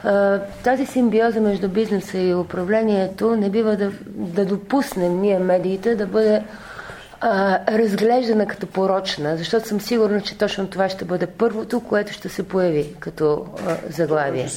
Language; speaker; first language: Bulgarian; native; Bulgarian